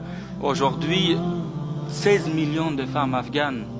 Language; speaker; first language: French; non-native, fluent; Persian